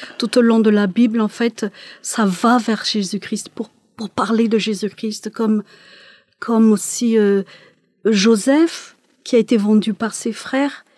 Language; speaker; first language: French; non-native, local second language; Malagasy